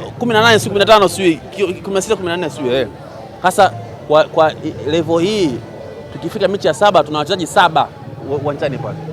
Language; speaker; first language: Swahili; native; Swahili